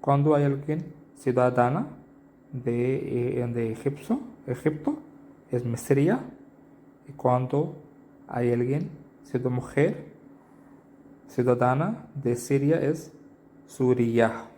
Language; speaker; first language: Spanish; non-native, learner; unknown